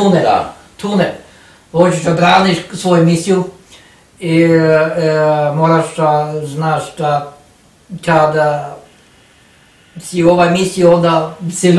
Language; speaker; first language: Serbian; non-native, learner; Norwegian